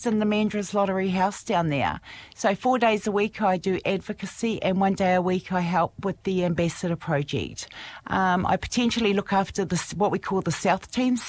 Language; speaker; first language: English; native; English